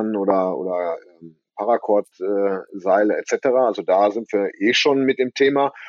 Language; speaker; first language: German; native; German